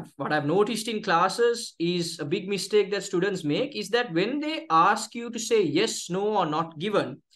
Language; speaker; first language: English; non-native, local second language; Sinhala